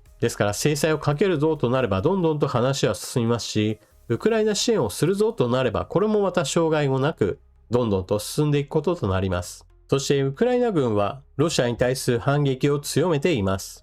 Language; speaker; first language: Japanese; native; Japanese